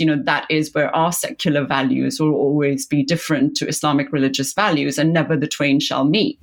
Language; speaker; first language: English; non-native, local second language; Urdu